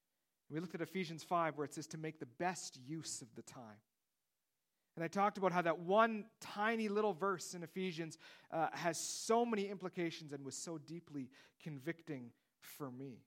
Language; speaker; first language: English; native; English